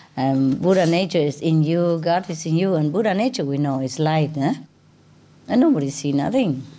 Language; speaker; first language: English; non-native, fluent; Vietnamese